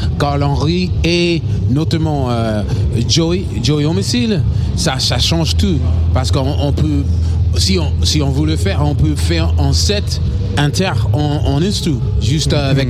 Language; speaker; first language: French; non-native, learner; English